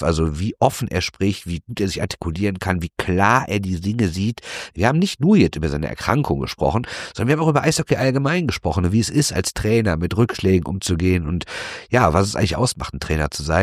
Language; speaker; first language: German; native; German